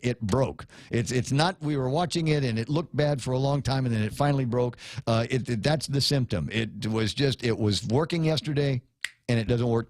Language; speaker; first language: English; native; English